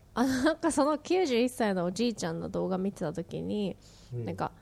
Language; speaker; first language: Japanese; native; Japanese